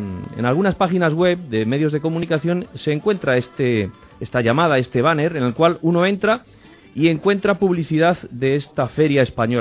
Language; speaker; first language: Spanish; native; Spanish